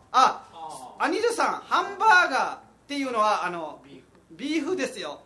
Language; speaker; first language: Japanese; non-native, fluent; Nepali